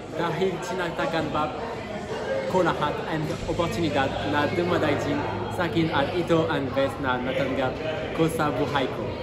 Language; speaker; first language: Filipino; non-native, learner; French